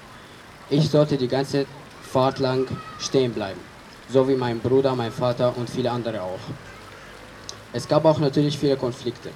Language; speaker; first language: German; early bilingual, other home language; Arabic